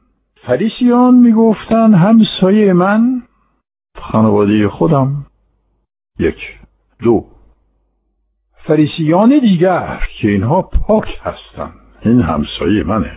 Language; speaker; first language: Persian; non-native, fluent; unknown